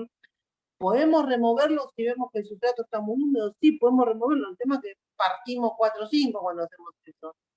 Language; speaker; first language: Spanish; native; Spanish